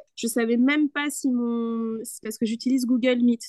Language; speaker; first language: French; non-native, fluent; Spanish